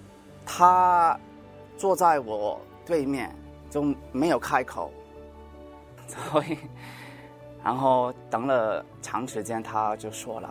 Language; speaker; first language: Chinese; early bilingual, heritage; Cantonese